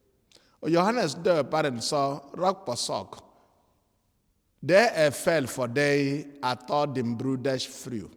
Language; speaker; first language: Swedish; non-native, fluent; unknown